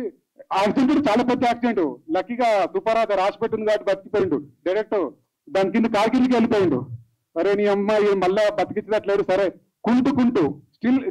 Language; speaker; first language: Telugu; native; Telugu